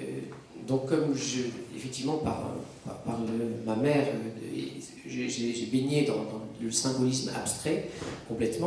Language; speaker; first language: French; native; French